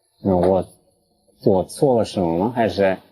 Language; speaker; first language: Chinese; non-native, fluent; English